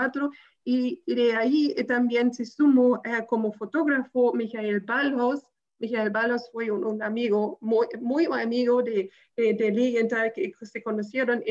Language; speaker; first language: Spanish; non-native, fluent; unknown